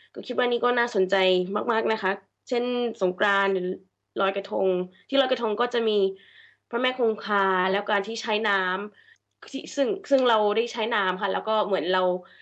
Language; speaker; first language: Thai; early bilingual, heritage; Thai